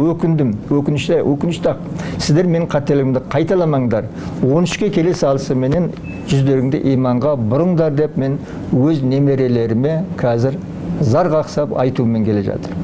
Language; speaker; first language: Kazakh; native; Kazakh